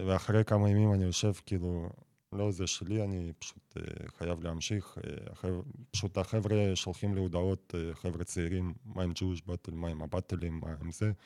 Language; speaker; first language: Hebrew; non-native, fluent; Russian